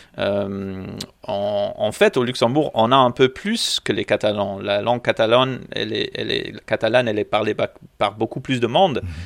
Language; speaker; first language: French; non-native, local second language; English